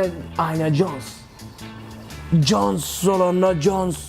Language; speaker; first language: Russian; non-native, local second language; Turkmen